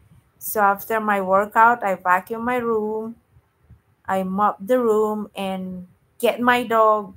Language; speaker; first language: English; non-native, local second language; Filipino